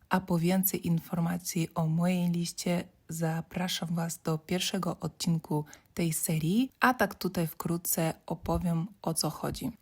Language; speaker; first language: Polish; non-native, fluent; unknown